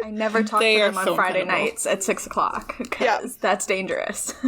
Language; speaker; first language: English; native; English